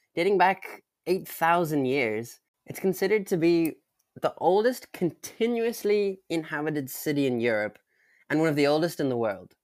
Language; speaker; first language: English; native; English